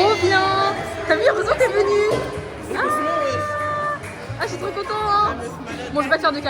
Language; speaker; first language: French; native; French